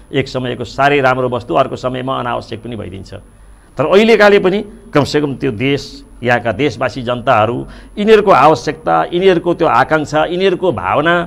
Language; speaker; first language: Nepali; native; Nepali